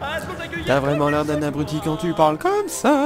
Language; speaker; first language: French; native; French